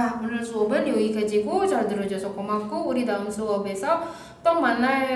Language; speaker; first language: Korean; non-native, fluent; Indonesian